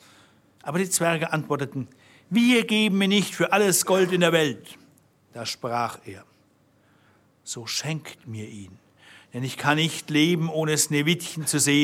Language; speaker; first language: German; native; German